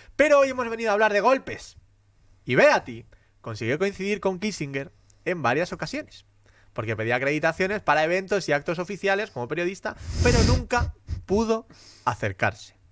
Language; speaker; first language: Spanish; native; Spanish